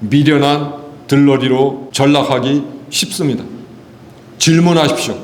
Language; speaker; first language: Korean; native; Korean